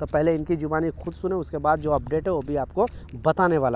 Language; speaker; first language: Hindi; native; Hindi